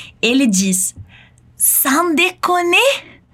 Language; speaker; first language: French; non-native, fluent; Portuguese